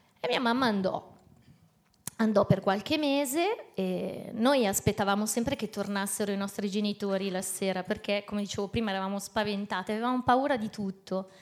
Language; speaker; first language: Italian; native; Italian